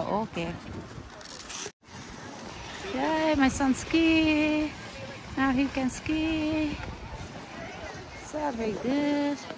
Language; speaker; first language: English; non-native, learner; Vietnamese